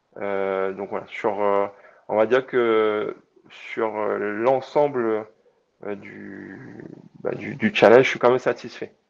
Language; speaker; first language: French; native; French